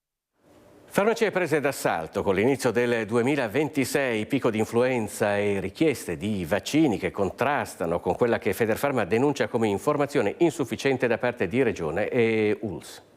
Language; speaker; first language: Italian; native; Italian